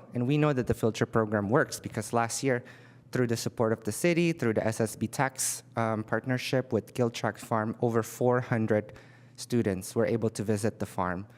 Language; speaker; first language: English; non-native, fluent; Indonesian